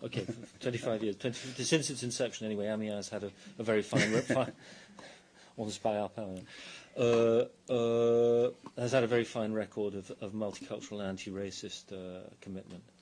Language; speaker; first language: English; native; English